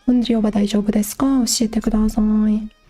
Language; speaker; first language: Japanese; non-native, learner; English